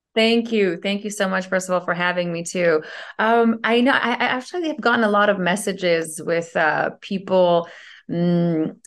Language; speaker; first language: English; early bilingual, other home language; Persian